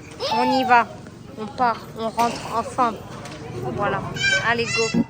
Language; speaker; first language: French; native; French